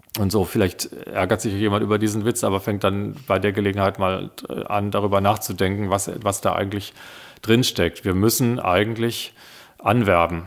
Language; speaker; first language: German; early bilingual, other home language; Italian